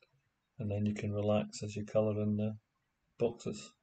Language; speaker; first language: English; native; English